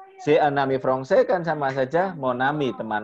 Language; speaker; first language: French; non-native, fluent; Indonesian